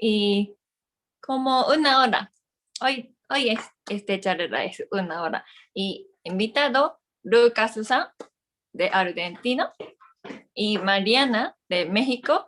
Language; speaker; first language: Spanish; non-native, learner; Japanese